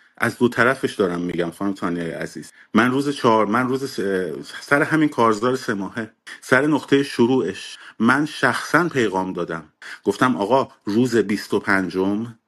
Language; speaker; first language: Persian; native; Persian